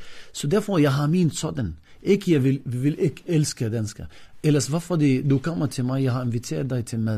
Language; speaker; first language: Danish; non-native, fluent; Arabic